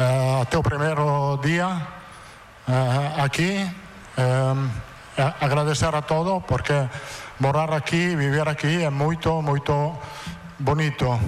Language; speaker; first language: Portuguese; non-native, fluent; Italian